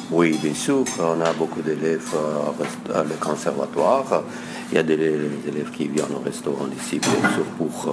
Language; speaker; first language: French; non-native, fluent; Russian